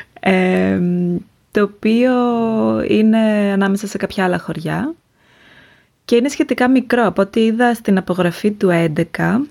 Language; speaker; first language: Greek; native; Greek